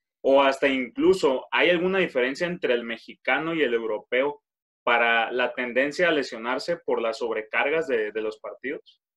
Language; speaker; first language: Spanish; native; Spanish